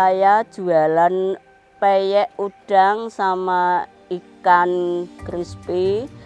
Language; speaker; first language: Indonesian; non-native, local second language; Javanese